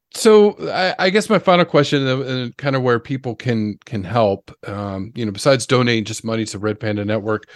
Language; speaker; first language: English; native; English